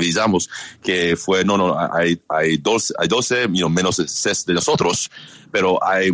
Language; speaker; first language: Spanish; non-native, learner; English